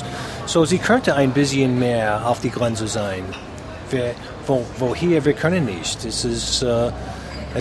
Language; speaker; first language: German; non-native, fluent; English